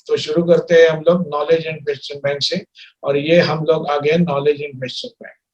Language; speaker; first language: Hindi; non-native, local second language; Marathi